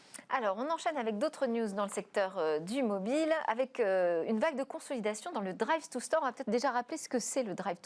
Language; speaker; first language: French; native; French